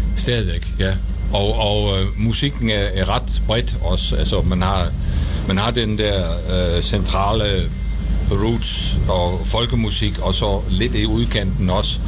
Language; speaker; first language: Danish; non-native, fluent; Dutch